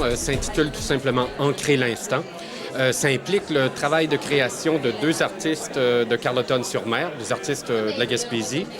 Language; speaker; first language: French; native; French